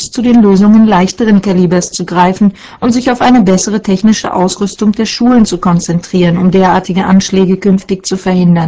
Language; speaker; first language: German; native; German